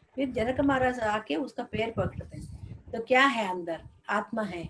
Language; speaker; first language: Hindi; non-native, local second language; Telugu